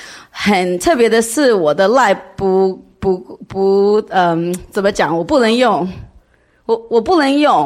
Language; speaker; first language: Chinese; early bilingual, heritage; English